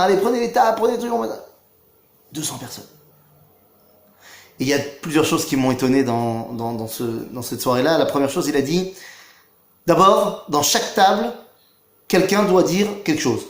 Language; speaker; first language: French; native; French